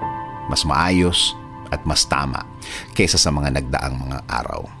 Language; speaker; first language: Filipino; native; Filipino